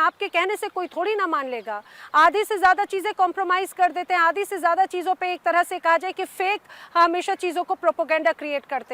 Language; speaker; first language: Hindi; native; Hindi